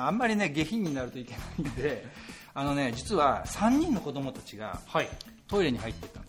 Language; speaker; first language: Japanese; native; Japanese